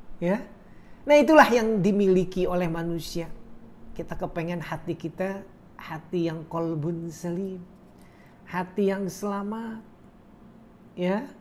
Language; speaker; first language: Indonesian; native; Indonesian